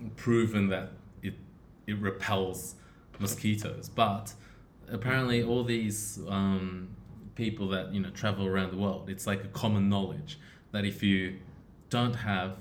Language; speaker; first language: English; early bilingual, other home language; Japanese